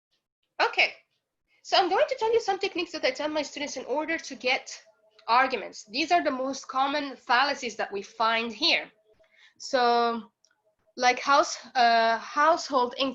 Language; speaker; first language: English; non-native, fluent; Arabic